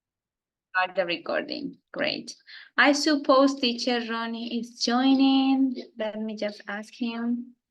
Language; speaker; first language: English; non-native, fluent; Spanish